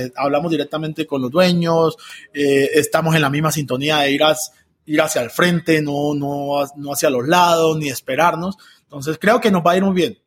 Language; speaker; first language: Spanish; native; Spanish